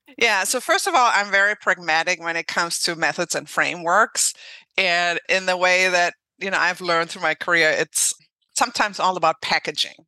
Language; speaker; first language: English; non-native, fluent; German